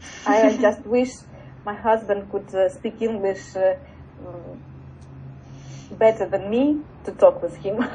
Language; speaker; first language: English; non-native, learner; Russian